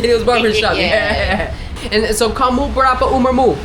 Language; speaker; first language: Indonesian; non-native, learner; English